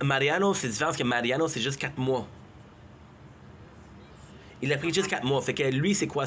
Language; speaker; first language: French; native; French